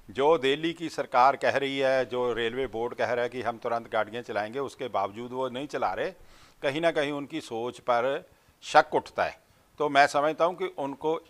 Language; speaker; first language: Hindi; non-native, local second language; Punjabi